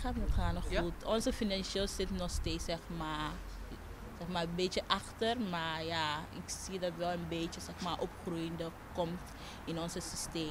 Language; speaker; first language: Dutch; non-native, fluent; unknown